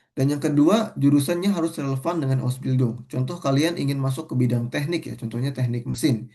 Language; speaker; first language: Indonesian; native; Indonesian